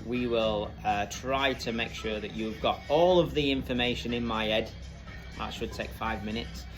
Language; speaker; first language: English; native; English